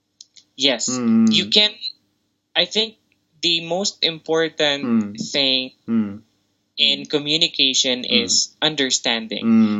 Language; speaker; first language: English; non-native, local second language; Filipino